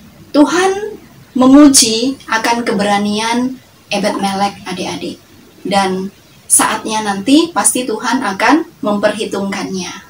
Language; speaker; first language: Indonesian; native; Indonesian